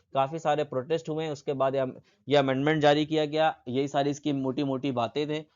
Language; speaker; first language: Hindi; native; Hindi